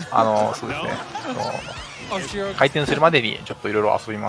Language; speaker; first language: Japanese; native; Japanese